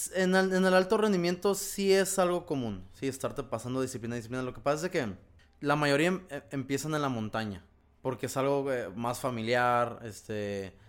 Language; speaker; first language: Spanish; native; Spanish